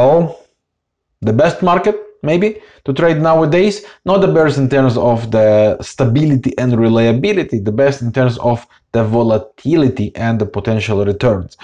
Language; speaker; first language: English; non-native, fluent; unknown